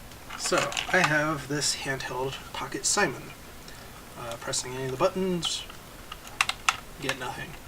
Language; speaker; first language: English; native; English